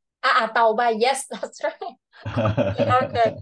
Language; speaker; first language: English; non-native, fluent; Vietnamese